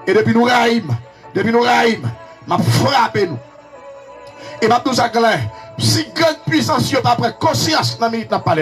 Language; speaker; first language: French; non-native, local second language; Haitian Creole